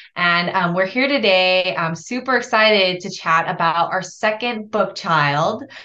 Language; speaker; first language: English; native; English